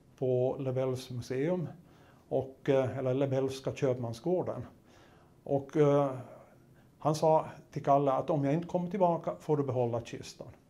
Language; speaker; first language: Swedish; native; Swedish